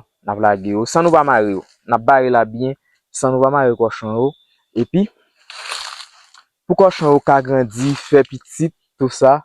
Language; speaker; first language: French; non-native, learner; Haitian Creole